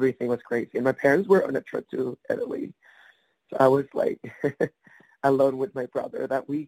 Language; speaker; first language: English; non-native, fluent; Spanish